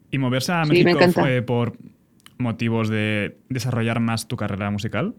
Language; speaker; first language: Spanish; native; Spanish